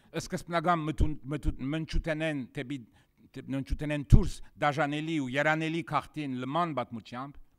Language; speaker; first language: Armenian; early bilingual, heritage; Armenian